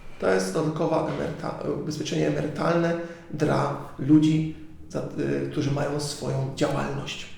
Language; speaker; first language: Polish; early bilingual, heritage; Polish